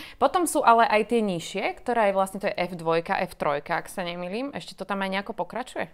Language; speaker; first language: Slovak; native; Slovak